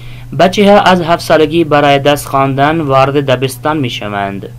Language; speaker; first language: Persian; non-native, fluent; Urdu